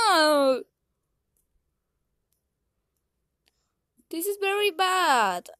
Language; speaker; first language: English; non-native, learner; Spanish